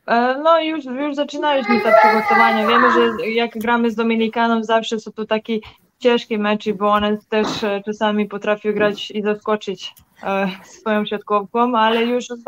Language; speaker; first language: Polish; non-native, learner; Serbian